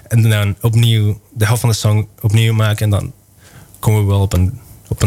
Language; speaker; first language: Dutch; non-native, local second language; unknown